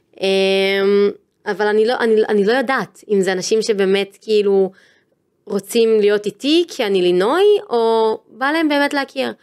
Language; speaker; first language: Hebrew; native; Hebrew